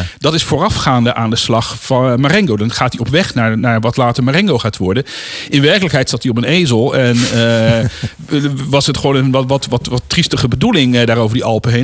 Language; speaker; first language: Dutch; native; Dutch